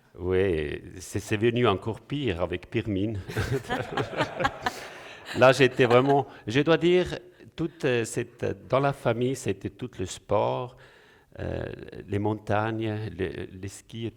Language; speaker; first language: French; non-native, local second language; German